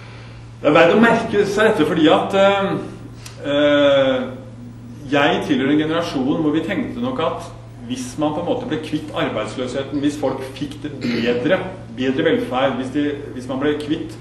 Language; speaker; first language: Norwegian; native; Norwegian